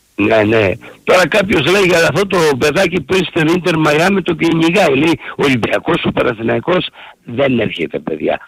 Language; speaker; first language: Greek; early bilingual, heritage; Greek